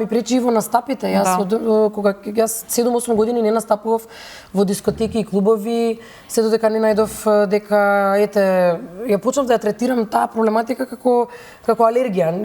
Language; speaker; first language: Macedonian; native; Macedonian